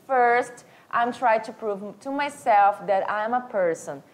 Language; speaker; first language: English; non-native, fluent; Portuguese